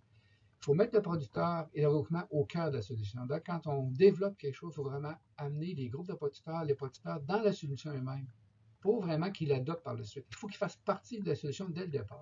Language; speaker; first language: French; native; French